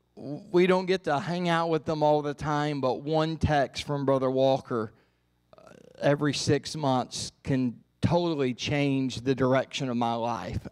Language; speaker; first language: English; native; English